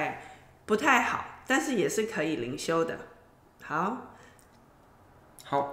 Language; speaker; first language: Chinese; native; Chinese